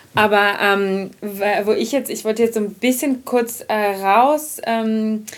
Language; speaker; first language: German; non-native, fluent; Ukrainian